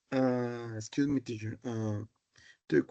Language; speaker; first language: English; non-native, learner; Spanish